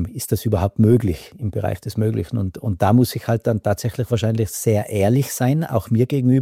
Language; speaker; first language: German; native; German